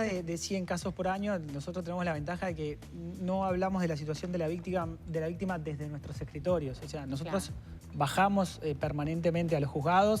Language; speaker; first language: Spanish; native; Spanish